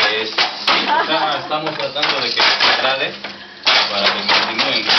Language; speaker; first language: Spanish; native; Spanish